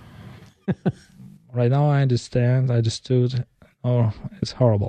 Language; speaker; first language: English; non-native, learner; Kazakh